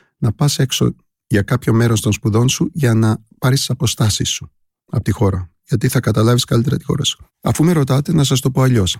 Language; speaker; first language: Greek; native; Greek